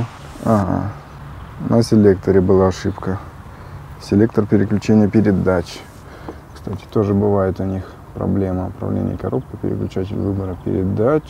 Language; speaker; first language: Russian; native; Russian